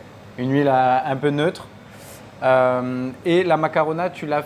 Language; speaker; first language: French; native; French